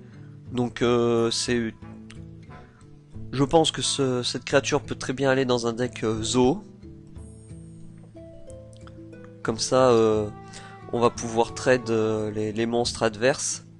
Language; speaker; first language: French; native; French